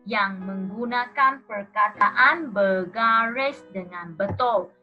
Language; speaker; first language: Malay; non-native, local second language; Chinese